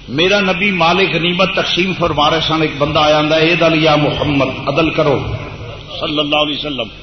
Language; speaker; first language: Urdu; non-native, local second language; Punjabi